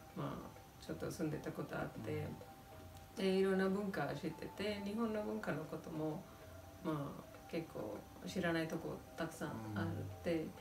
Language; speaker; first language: Japanese; non-native, fluent; Telugu